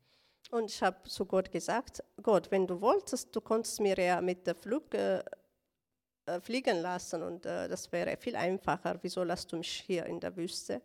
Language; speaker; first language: German; non-native, learner; Tigrinya